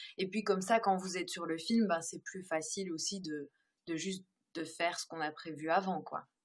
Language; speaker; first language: French; native; French